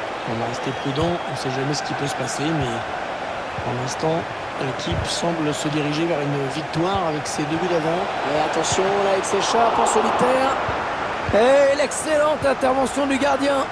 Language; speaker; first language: French; native; French